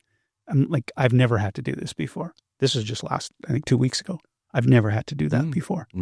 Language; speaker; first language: English; native; English